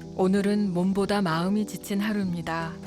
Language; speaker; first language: Korean; native; Korean